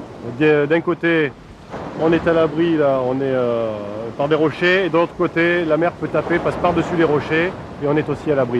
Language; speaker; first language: French; native; French